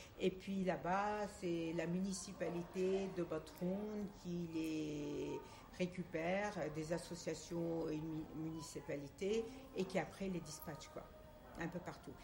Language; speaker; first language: French; non-native, local second language; Armenian